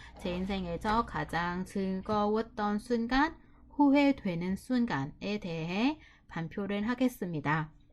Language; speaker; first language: Korean; non-native, fluent; Vietnamese